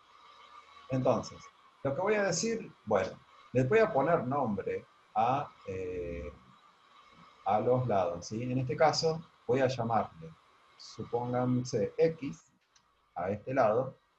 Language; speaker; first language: Spanish; native; Spanish